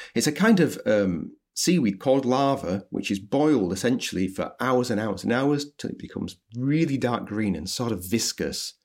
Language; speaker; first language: English; native; English